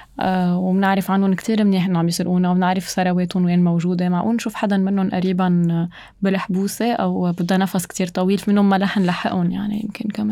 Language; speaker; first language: Arabic; native; Arabic